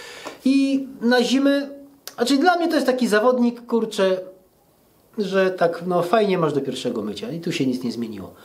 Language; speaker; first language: Polish; native; Polish